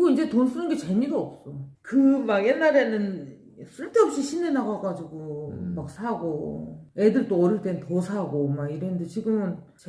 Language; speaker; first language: Korean; native; Korean